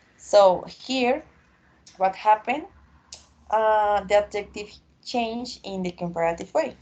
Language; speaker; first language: English; non-native, learner; Spanish